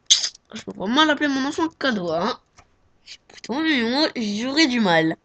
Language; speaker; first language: French; native; French